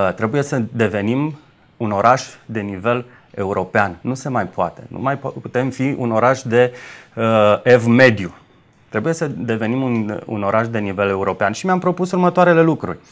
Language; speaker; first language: Romanian; native; Romanian